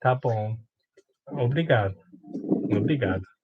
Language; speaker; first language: Portuguese; non-native, learner; English